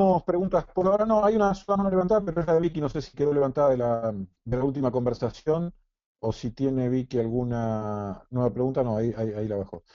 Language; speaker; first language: Spanish; native; Spanish